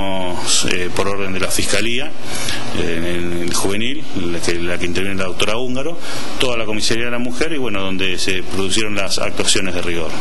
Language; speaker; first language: Spanish; native; Spanish